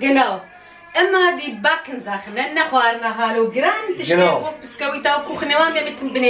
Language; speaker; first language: German; non-native, learner; Kurdish